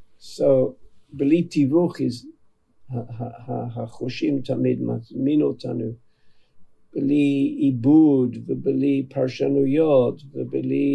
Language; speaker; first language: Hebrew; non-native, fluent; English